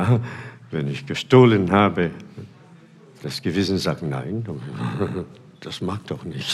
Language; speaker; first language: German; non-native, fluent; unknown